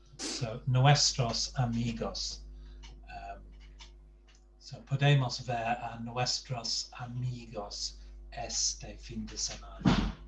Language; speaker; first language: Spanish; non-native, fluent; English